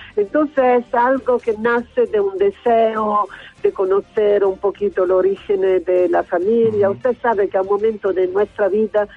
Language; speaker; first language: Spanish; non-native, learner; Italian